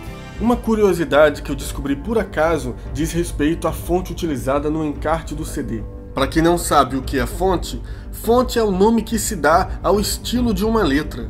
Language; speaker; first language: Portuguese; native; Portuguese